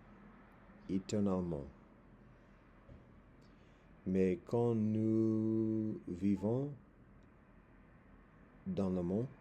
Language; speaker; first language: French; non-native, learner; English